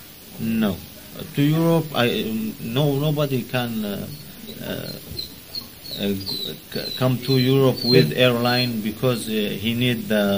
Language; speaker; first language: English; non-native, learner; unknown